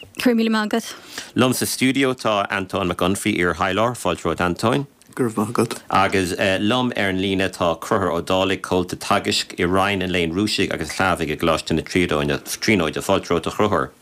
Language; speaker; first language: Irish; native; Irish